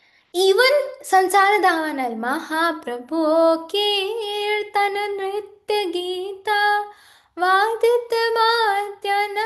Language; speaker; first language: Hindi; native; Hindi